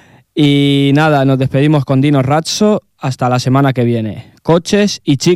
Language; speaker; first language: Spanish; native; Spanish